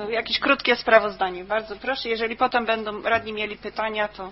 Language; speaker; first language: Polish; native; Polish